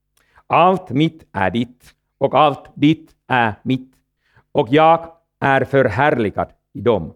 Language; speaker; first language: Swedish; non-native, fluent; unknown